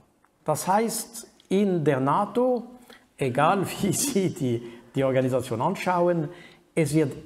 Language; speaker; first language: German; non-native, fluent; French